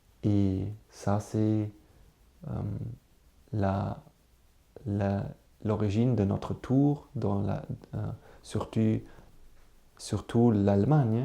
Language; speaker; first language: French; non-native, learner; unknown